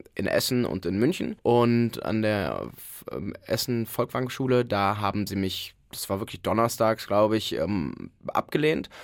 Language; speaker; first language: German; native; German